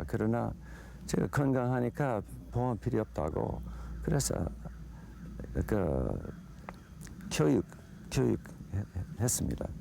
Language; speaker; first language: Korean; non-native, learner; English